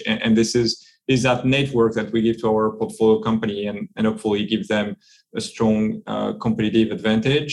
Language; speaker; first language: English; non-native, fluent; French